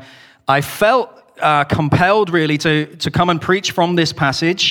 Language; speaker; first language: English; native; English